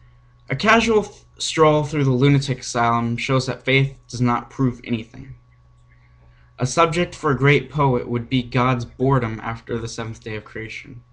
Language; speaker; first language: English; native; English